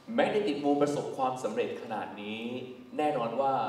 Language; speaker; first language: Thai; native; Thai